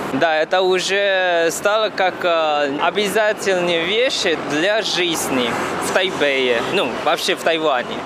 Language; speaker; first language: Russian; non-native, fluent; Chinese